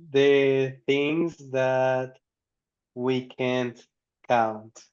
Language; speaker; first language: English; non-native, learner; Spanish